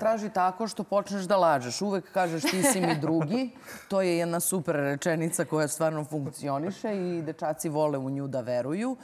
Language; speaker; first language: Serbian; native; Serbian